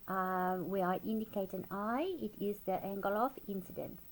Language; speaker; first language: English; non-native, local second language; Afrikaans